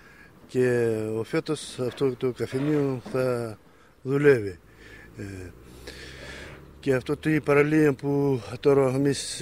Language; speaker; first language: Greek; early bilingual, heritage; Greek